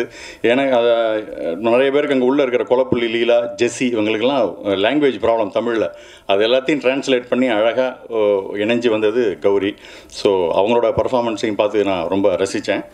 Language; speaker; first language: Tamil; native; Tamil